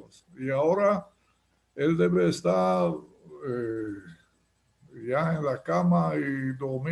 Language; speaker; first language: Spanish; non-native, fluent; Hebrew